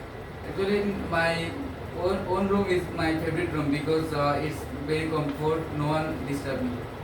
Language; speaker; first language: English; non-native, learner; Bangla